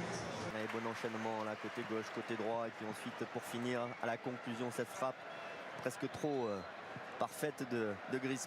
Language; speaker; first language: French; native; French